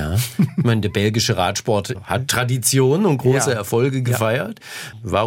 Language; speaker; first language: German; native; German